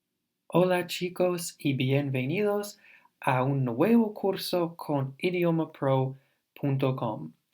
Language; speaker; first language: Spanish; non-native, fluent; English